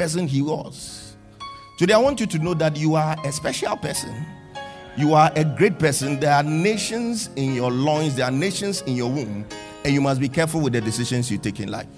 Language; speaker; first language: English; non-native, local second language; Akan